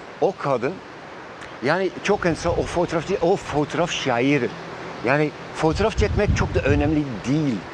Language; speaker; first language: Turkish; non-native, fluent; Dutch